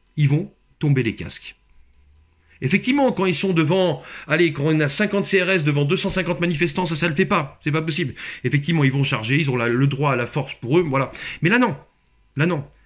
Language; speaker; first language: French; native; French